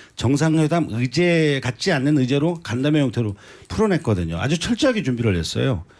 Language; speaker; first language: Korean; native; Korean